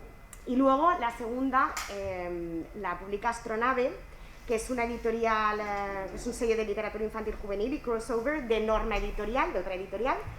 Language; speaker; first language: Spanish; native; Spanish